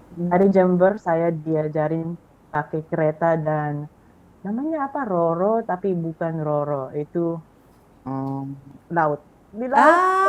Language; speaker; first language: Indonesian; non-native, fluent; Filipino